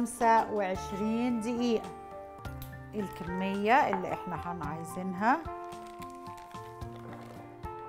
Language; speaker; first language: Arabic; native; Arabic